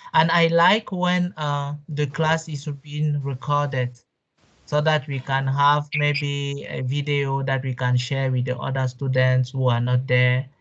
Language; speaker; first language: English; non-native, local second language; French